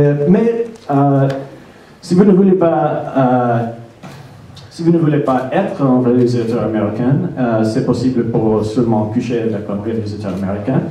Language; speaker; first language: French; non-native, learner; English